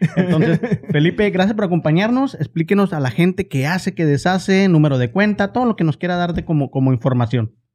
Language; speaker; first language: Spanish; native; Spanish